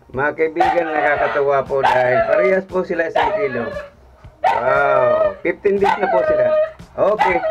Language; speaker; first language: Filipino; non-native, local second language; Cebuano